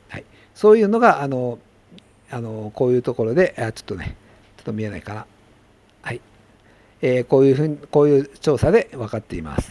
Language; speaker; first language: Japanese; native; Japanese